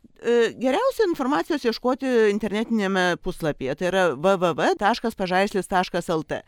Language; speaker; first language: Lithuanian; native; Lithuanian